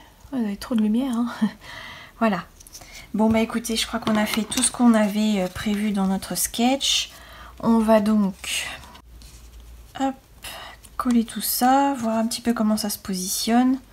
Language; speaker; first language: French; native; French